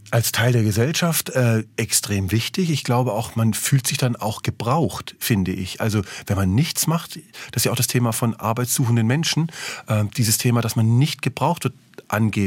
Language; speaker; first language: German; native; German